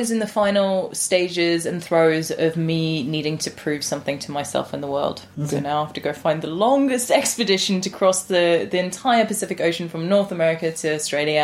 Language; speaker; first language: English; native; English